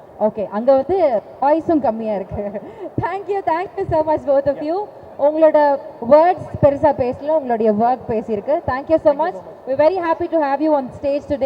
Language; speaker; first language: Tamil; native; Tamil